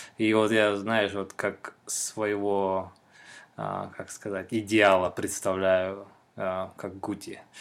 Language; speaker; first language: Russian; non-native, local second language; Kyrgyz